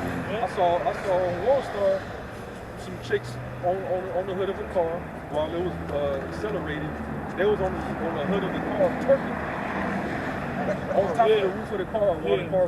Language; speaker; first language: English; native; English